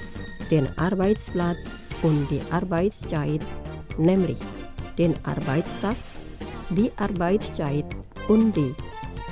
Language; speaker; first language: German; non-native, learner; Indonesian